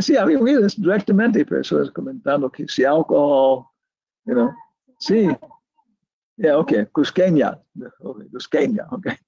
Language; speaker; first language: Spanish; non-native, learner; English